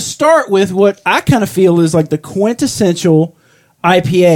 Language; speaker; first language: English; native; English